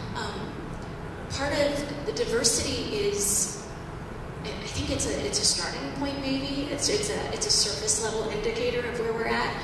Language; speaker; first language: English; native; English